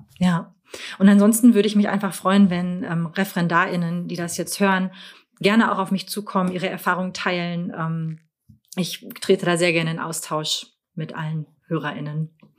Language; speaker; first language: German; native; German